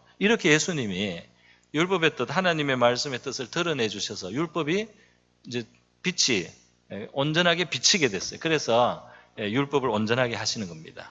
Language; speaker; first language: Korean; native; Korean